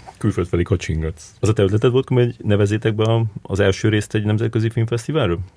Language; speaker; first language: Hungarian; native; Hungarian